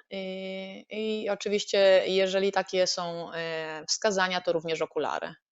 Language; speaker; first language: Polish; native; Polish